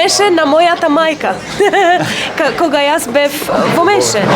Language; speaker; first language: Macedonian; non-native, learner; Polish